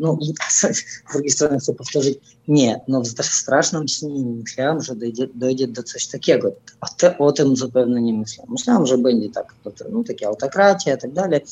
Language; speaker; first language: Polish; non-native, fluent; Russian